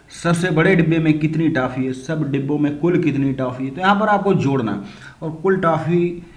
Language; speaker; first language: Hindi; native; Hindi